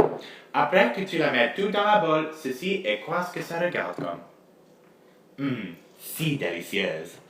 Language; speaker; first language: French; non-native, learner; English